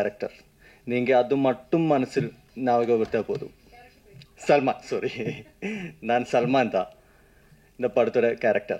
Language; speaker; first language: Tamil; non-native, learner; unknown